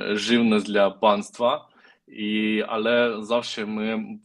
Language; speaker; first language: Polish; non-native, learner; Ukrainian